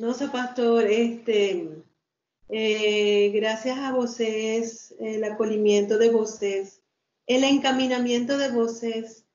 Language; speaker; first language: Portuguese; non-native, learner; Spanish